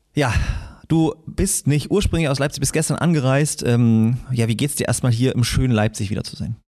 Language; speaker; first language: German; native; German